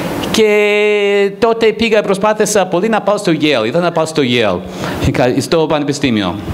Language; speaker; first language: Greek; non-native, fluent; English